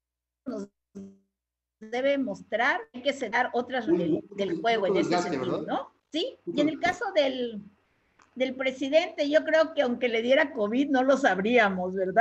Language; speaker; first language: Spanish; native; Spanish